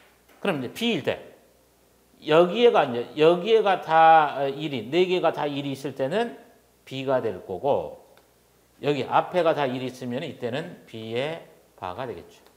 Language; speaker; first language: Korean; native; Korean